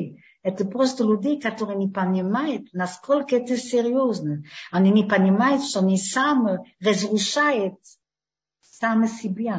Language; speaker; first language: Russian; early bilingual, heritage; Hebrew